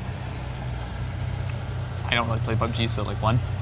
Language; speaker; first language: English; native; English